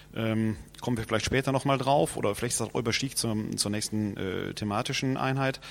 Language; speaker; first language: German; native; German